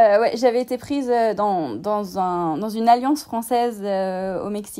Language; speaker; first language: French; native; French